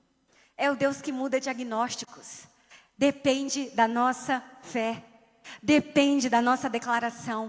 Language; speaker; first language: Portuguese; native; Portuguese